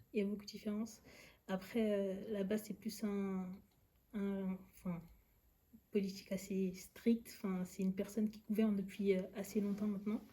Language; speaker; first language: French; early bilingual, other home language; Lingala